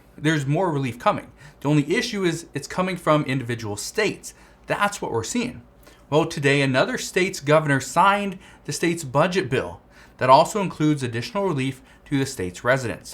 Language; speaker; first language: English; native; English